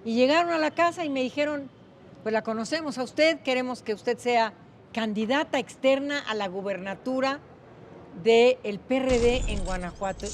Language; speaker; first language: Spanish; native; Spanish